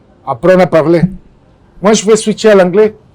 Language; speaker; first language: French; non-native, fluent; Spanish